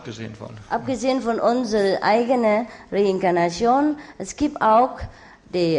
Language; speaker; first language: German; non-native, learner; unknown